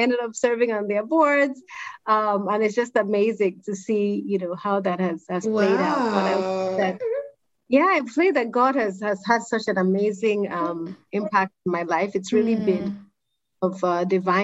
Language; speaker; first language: English; non-native, local second language; Igbo